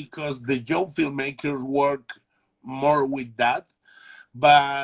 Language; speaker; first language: English; non-native, learner; Spanish